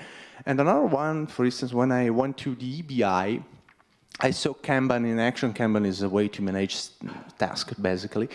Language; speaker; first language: English; non-native, fluent; Italian